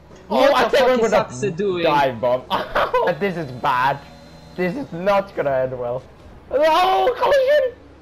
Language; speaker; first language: English; non-native, fluent; Finnish